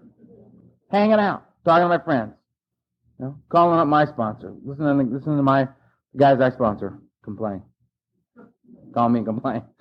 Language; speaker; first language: English; native; English